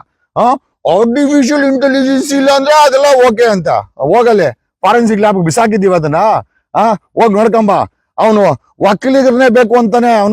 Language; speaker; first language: Kannada; native; Kannada